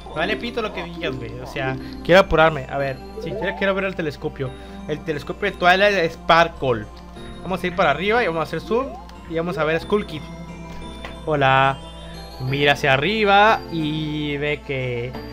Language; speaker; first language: Spanish; native; Spanish